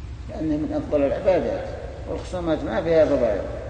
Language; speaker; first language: Arabic; native; Arabic